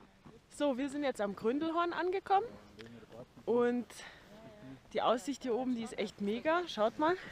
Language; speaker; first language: German; native; German